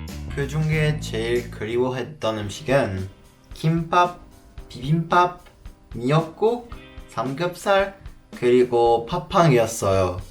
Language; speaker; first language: Korean; non-native, learner; French